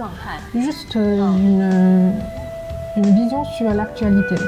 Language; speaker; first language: French; non-native, learner; Chinese